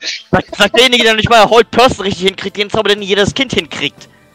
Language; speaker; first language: German; native; German